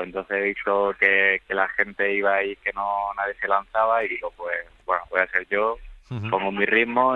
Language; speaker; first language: Spanish; native; Spanish